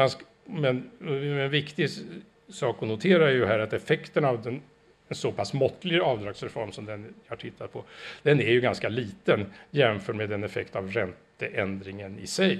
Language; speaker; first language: Swedish; native; Swedish